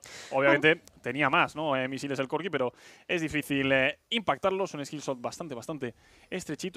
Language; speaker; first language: Spanish; native; Spanish